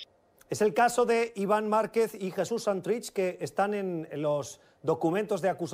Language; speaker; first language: Spanish; native; Spanish